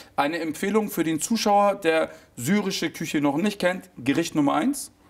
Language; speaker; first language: German; early bilingual, other home language; Turkish